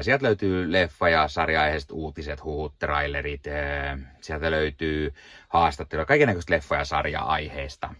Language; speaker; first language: Finnish; native; Finnish